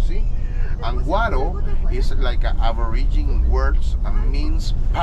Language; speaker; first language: English; non-native, fluent; Spanish